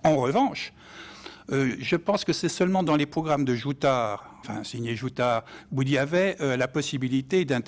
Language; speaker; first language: French; native; French